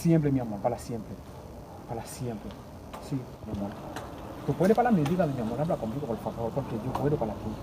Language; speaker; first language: Spanish; non-native, learner; Haitian Creole